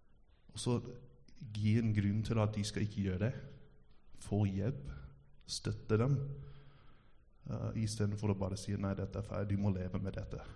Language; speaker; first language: Norwegian; non-native, fluent; English